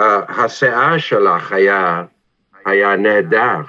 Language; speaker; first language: Hebrew; non-native, fluent; English